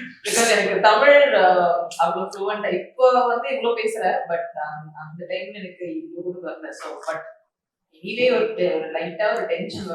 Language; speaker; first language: Tamil; non-native, learner; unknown